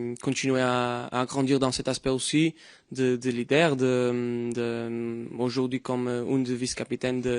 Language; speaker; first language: French; non-native, fluent; Portuguese